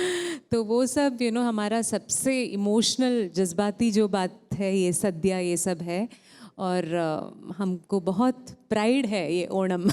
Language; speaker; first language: Hindi; non-native, local second language; Malayalam